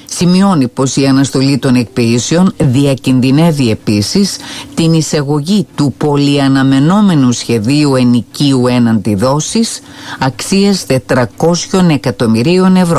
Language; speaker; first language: Greek; native; Greek